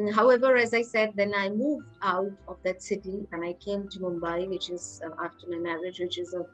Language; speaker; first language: English; non-native, local second language; Hindi